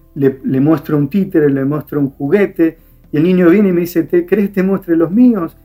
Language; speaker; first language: Spanish; native; Spanish